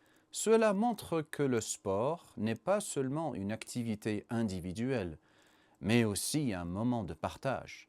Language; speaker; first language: French; non-native, learner; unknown